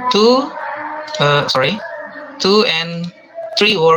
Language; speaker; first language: English; non-native, fluent; Indonesian